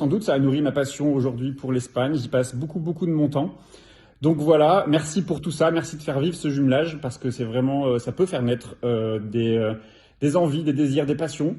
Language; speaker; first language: French; native; French